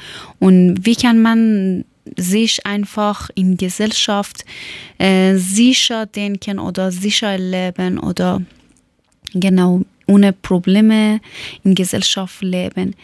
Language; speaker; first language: German; non-native, learner; Persian